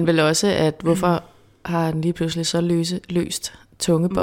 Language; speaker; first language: Danish; native; Danish